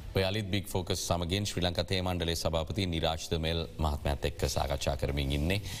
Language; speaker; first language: Sinhala; native; Sinhala